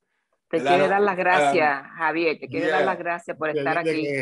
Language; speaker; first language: Spanish; early bilingual, other home language; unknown